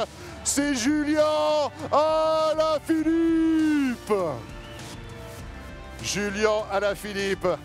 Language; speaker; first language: French; native; French